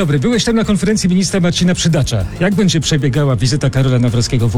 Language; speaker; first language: Polish; native; Polish